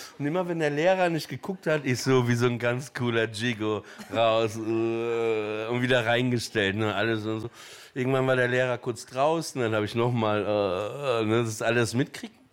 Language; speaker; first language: German; native; German